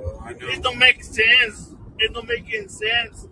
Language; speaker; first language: English; non-native, learner; Spanish